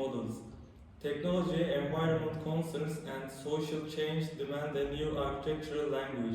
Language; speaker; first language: English; non-native, learner; Turkish